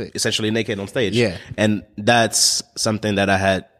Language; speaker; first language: English; non-native, fluent; French